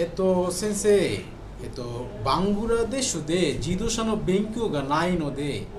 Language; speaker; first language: Japanese; non-native, learner; Bangla